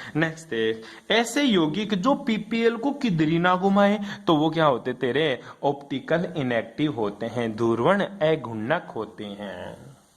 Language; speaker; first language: Hindi; native; Hindi